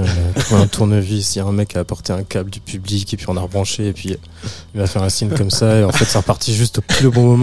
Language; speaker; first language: French; native; French